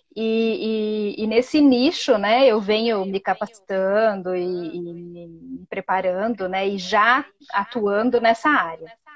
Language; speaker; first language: Portuguese; native; Portuguese